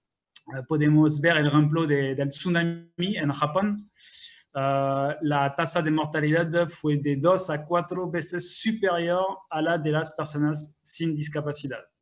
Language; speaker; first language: Spanish; non-native, fluent; French